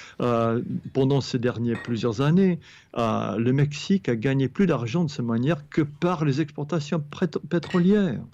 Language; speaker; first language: French; non-native, fluent; English